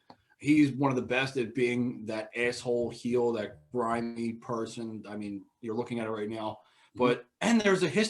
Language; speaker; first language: English; native; English